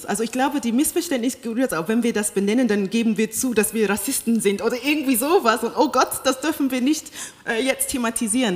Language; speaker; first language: German; non-native, fluent; English